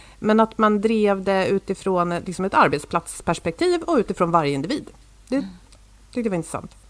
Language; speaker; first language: Swedish; native; Swedish